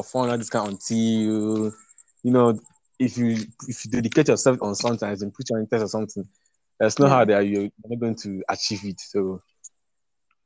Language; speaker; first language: English; non-native, local second language; Igbo